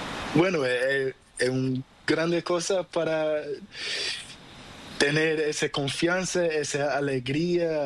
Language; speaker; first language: Spanish; non-native, learner; Portuguese